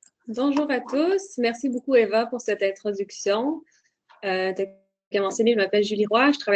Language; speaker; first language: French; native; French